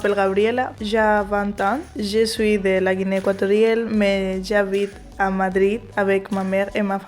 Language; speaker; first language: French; non-native, local second language; Spanish